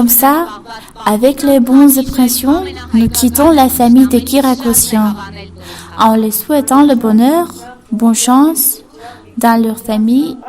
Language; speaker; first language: French; non-native, fluent; Armenian